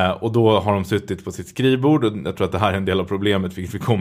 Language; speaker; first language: Swedish; native; Swedish